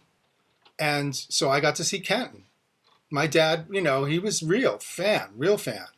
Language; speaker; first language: English; native; English